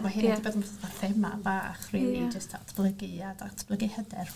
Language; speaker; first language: Welsh; non-native, local second language; English